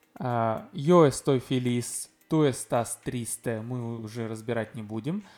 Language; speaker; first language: Spanish; non-native, learner; Russian